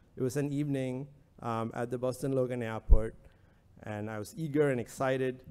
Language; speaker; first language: English; non-native, local second language; Sinhala